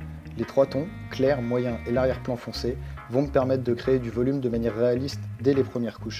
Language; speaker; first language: French; native; French